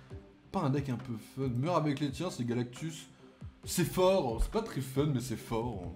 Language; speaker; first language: French; native; French